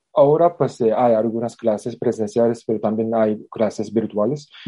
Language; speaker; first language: Spanish; non-native, fluent; Japanese